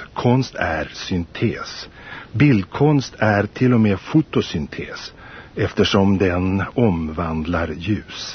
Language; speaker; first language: Swedish; native; Swedish